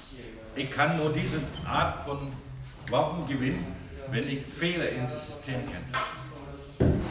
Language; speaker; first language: German; non-native, learner; Thai